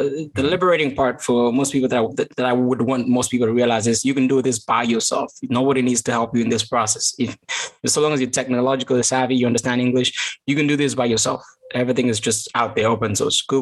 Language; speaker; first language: English; non-native, local second language; Kalenjin